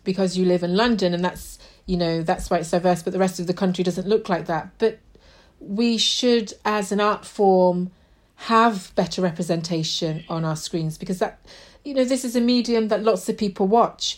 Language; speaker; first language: English; native; English